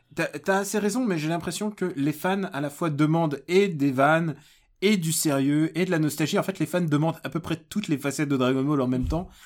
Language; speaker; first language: French; early bilingual, other home language; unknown